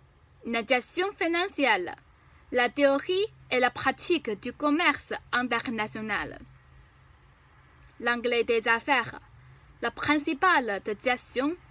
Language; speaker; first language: French; non-native, fluent; Chinese